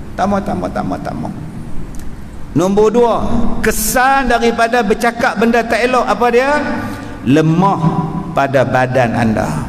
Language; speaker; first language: Malay; native; Malay